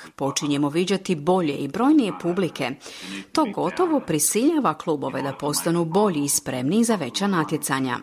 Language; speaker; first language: Croatian; native; Croatian